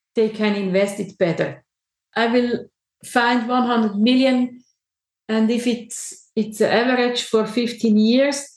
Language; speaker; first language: English; non-native, learner; German